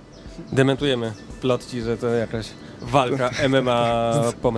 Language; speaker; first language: Polish; native; Polish